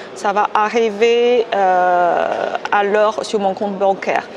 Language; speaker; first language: French; non-native, fluent; Chinese